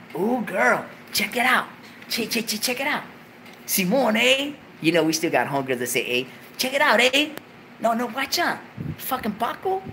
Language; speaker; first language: English; early bilingual, other home language; Spanish